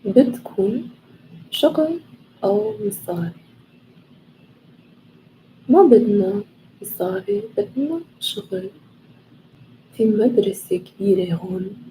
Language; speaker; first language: Arabic; non-native, learner; English